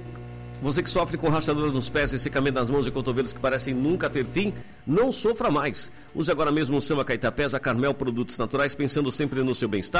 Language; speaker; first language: Portuguese; native; Portuguese